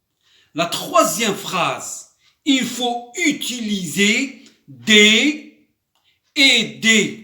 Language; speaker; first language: French; non-native, local second language; Arabic